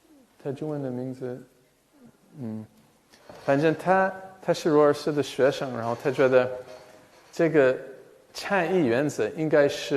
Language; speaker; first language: Chinese; non-native, fluent; English